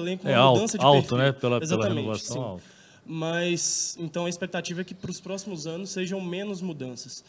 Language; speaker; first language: Portuguese; native; Portuguese